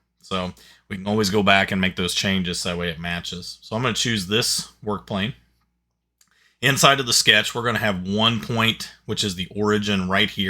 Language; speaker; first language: English; native; English